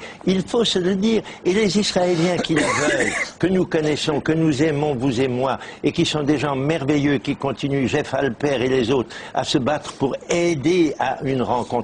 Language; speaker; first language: French; native; French